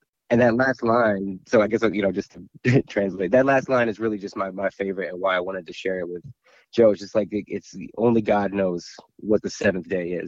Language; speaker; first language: English; native; English